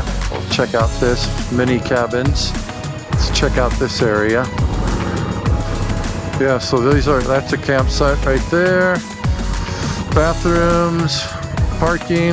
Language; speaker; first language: English; native; English